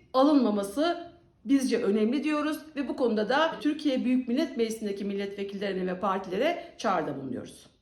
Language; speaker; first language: Turkish; native; Turkish